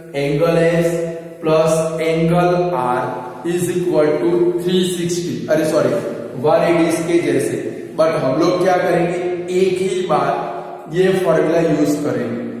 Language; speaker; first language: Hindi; non-native, local second language; Gujarati